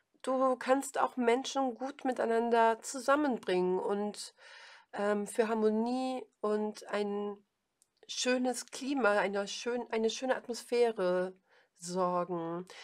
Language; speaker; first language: German; native; German